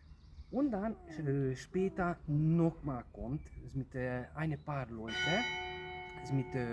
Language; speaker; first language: German; non-native, learner; Hungarian